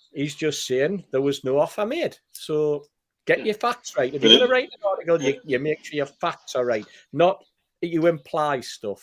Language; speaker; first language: English; native; English